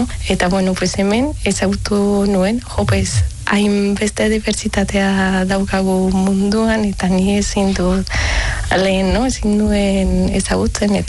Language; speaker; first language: Basque; non-native, learner; Spanish